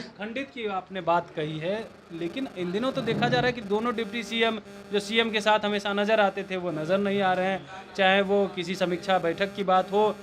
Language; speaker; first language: Hindi; native; Hindi